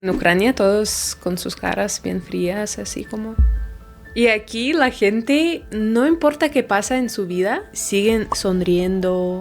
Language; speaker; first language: Spanish; non-native, fluent; Russian